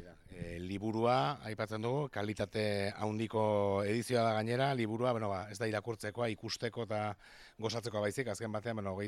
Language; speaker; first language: Basque; native; Basque